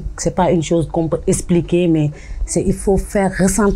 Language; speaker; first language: French; non-native, local second language; Wolof